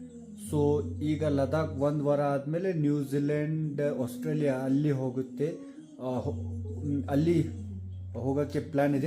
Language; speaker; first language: Kannada; non-native, fluent; Ladakhi